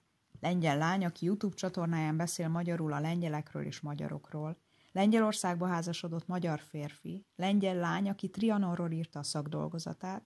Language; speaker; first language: Hungarian; early bilingual, heritage; Hungarian